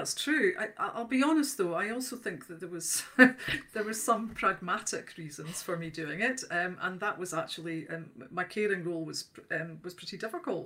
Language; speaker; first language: English; native; English